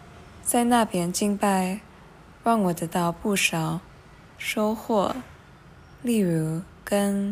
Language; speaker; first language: Chinese; non-native, fluent; English